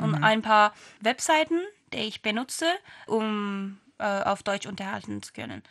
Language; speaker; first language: German; non-native, fluent; Turkish